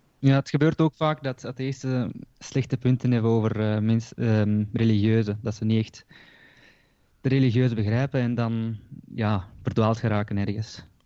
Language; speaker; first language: Dutch; early bilingual, other home language; Turkish